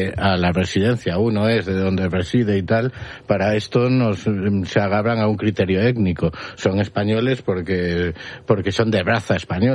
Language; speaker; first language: Spanish; native; Spanish